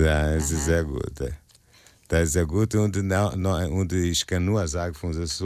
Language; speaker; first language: German; non-native, learner; Portuguese